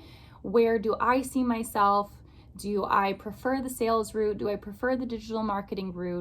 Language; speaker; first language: English; native; English